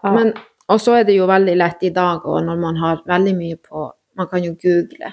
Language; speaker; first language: Norwegian; native; Norwegian